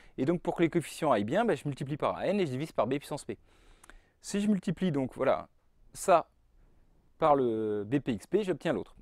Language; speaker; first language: French; native; French